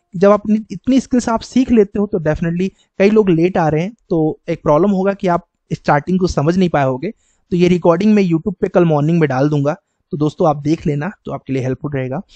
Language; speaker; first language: Hindi; native; Hindi